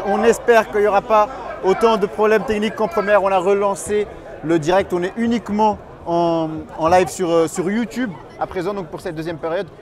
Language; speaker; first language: French; native; French